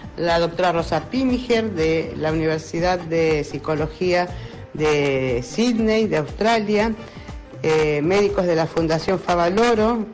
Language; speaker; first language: Spanish; native; Spanish